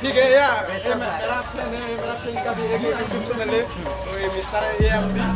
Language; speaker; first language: Hindi; non-native, local second language; Assamese